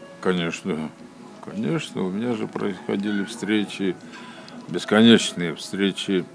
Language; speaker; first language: Russian; native; Russian